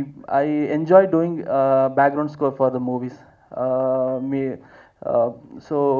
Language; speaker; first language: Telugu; non-native, learner; Kannada